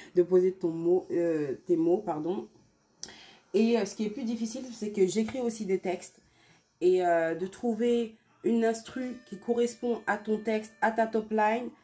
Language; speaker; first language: French; native; French